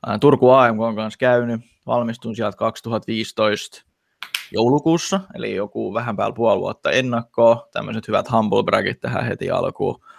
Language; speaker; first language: Finnish; early bilingual, other home language; Russian